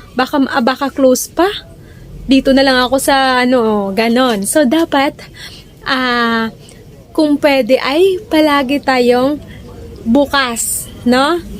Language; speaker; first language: Filipino; non-native, local second language; Hiligaynon